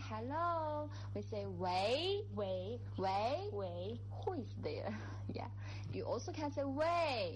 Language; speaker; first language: English; non-native, fluent; Chinese